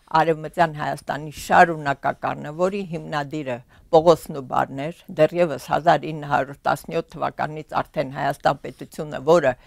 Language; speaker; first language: Armenian; native; Armenian